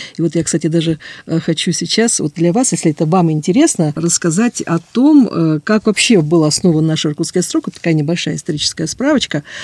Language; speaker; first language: Russian; native; Russian